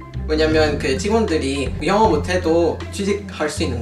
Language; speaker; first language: Korean; non-native, fluent; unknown